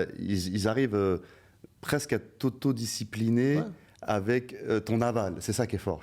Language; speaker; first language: French; native; French